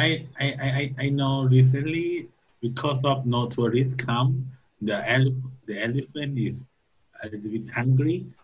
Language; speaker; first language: English; non-native, learner; Thai